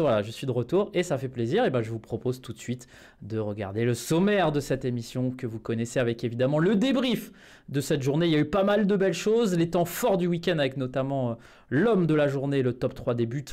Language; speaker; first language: French; native; French